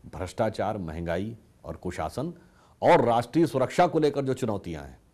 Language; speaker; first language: Hindi; native; Hindi